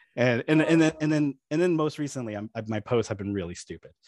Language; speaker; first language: English; native; English